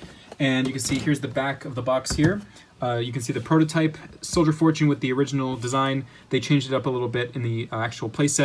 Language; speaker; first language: English; native; English